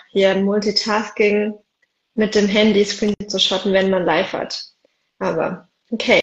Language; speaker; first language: German; early bilingual, other home language; Arabic